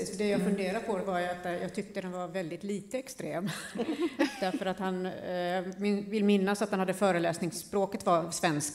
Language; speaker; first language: Swedish; native; Swedish